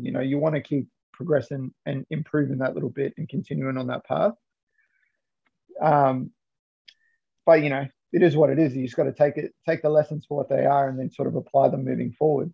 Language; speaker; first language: English; native; English